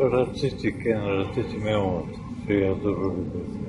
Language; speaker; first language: Hebrew; non-native, learner; Russian